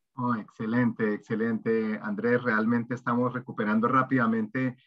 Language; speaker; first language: Spanish; native; Spanish